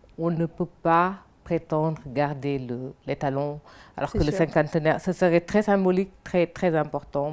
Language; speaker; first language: French; non-native, local second language; Wolof